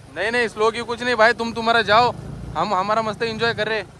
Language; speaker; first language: Hindi; non-native, local second language; Marathi